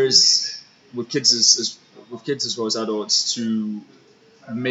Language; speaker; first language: English; native; English